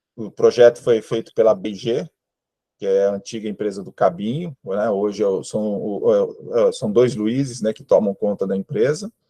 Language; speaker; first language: Portuguese; native; Portuguese